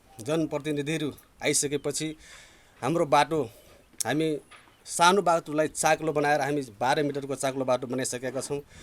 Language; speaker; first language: Nepali; non-native, local second language; Dangaura Tharu